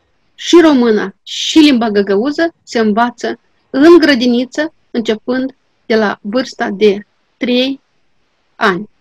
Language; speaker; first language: Romanian; non-native, local second language; Gagauz